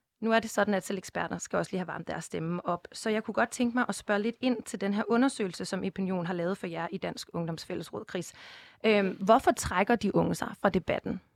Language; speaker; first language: Danish; native; Danish